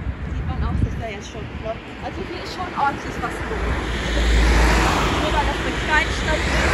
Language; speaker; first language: German; native; German